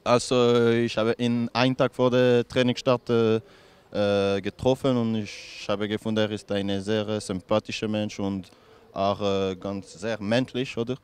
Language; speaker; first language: German; non-native, local second language; French